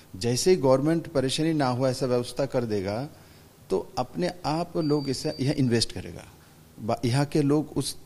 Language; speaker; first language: Hindi; non-native, local second language; Bangla